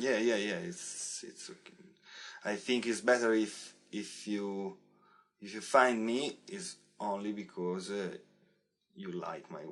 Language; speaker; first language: English; non-native, learner; Italian